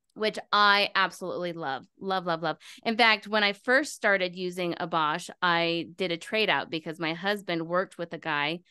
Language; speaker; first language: English; native; English